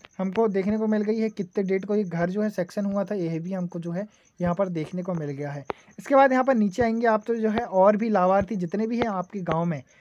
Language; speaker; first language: Hindi; native; Hindi